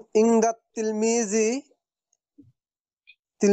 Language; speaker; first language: Arabic; non-native, learner; Bangla